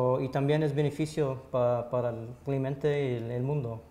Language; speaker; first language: Spanish; early bilingual, heritage; Spanish